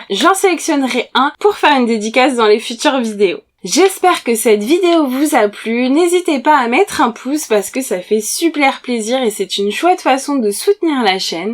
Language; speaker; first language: French; native; French